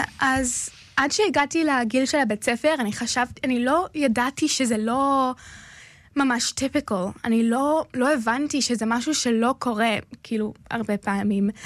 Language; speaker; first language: Hebrew; early bilingual, other home language; English